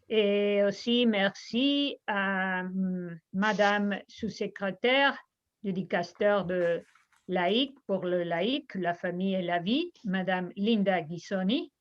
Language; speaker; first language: French; non-native, fluent; Spanish